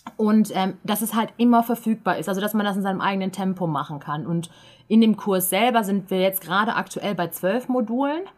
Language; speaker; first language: German; native; German